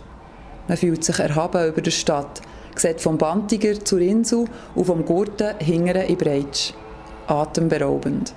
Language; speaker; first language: German; native; German